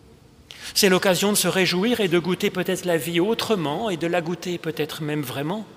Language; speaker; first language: French; native; French